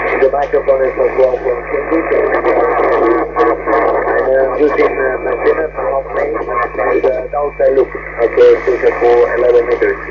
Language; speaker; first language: English; non-native, learner; Spanish